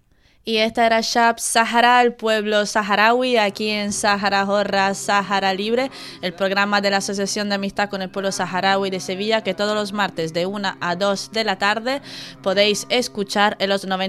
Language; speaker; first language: Spanish; native; Spanish